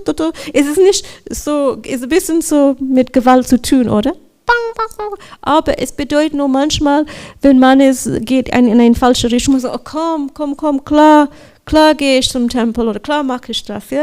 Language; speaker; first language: German; non-native, learner; English